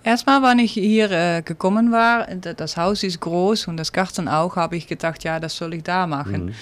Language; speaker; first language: German; non-native, learner; Dutch